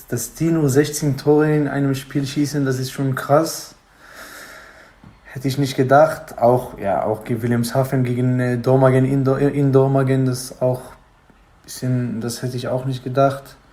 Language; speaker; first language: German; non-native, fluent; Hebrew